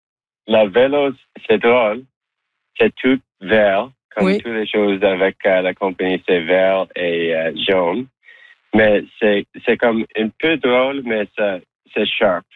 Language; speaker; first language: French; non-native, local second language; English